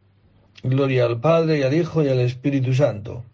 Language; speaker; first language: Spanish; native; Spanish